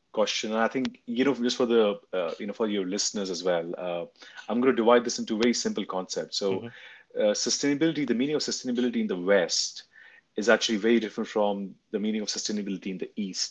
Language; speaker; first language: English; non-native, local second language; Hindi